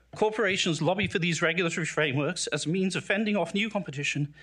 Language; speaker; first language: English; native; English